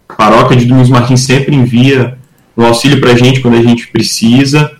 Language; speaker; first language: Portuguese; native; Portuguese